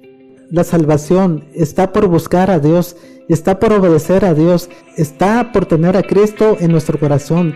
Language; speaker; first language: Spanish; native; Spanish